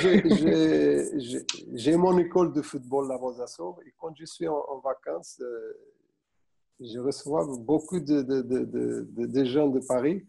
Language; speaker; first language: French; non-native, fluent; Portuguese